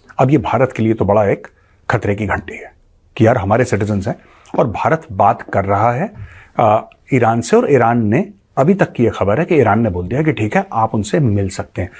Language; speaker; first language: Hindi; native; Hindi